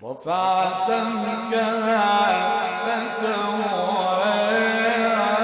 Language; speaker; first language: Arabic; native; Arabic